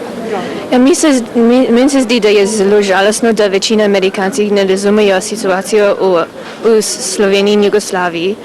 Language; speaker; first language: Slovenian; early bilingual, heritage; English